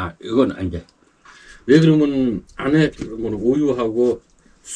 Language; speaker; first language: Korean; non-native, learner; Mongolian